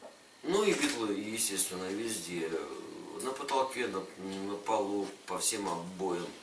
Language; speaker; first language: Russian; native; Russian